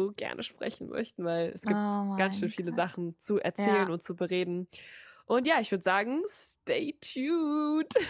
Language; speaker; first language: German; native; German